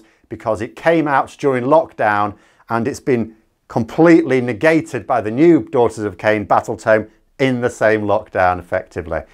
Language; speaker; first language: English; native; English